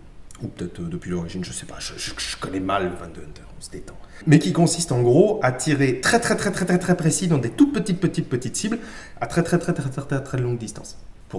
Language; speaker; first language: French; native; French